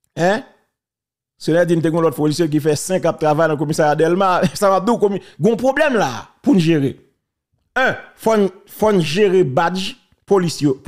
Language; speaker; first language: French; non-native, local second language; Haitian Creole